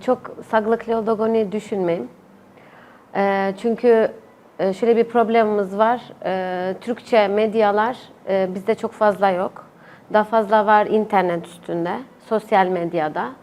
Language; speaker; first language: Turkish; non-native, local second language; Albanian